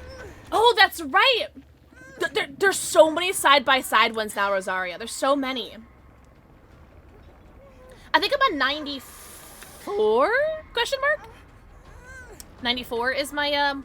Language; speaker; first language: English; native; English